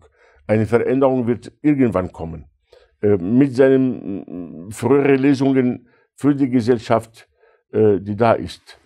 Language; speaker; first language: German; non-native, fluent; Arabic